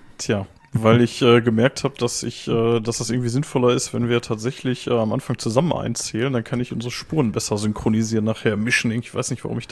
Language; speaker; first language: German; native; German